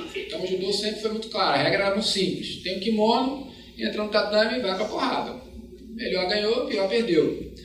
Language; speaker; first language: Portuguese; native; Portuguese